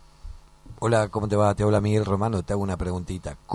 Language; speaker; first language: Spanish; native; Spanish